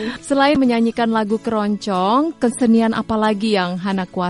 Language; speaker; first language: Indonesian; native; Indonesian